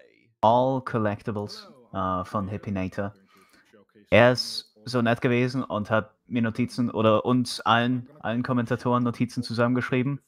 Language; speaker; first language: German; native; German